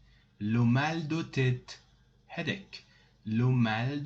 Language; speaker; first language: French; non-native, fluent; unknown